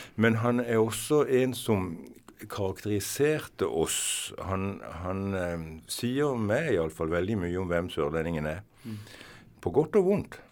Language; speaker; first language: Norwegian; native; Norwegian